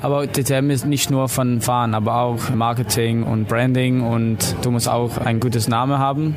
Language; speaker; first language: German; non-native, fluent; Danish